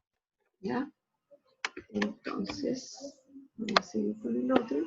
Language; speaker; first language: Spanish; native; Spanish